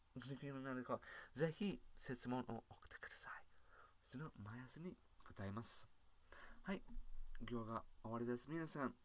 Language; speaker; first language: Japanese; non-native, learner; English